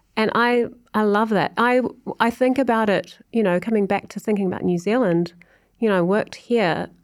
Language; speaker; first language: English; native; English